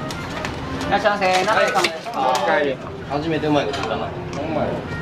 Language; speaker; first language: Japanese; native; Japanese